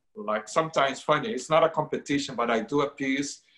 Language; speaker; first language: English; non-native, fluent; Portuguese